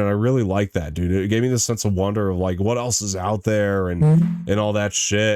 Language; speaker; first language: English; native; English